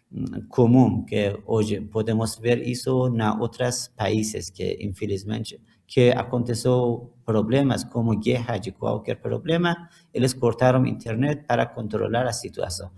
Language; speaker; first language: Portuguese; non-native, learner; Persian